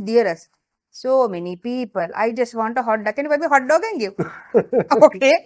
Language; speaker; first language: English; non-native, local second language; Sinhala